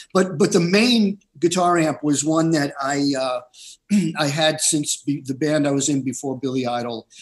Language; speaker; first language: English; native; English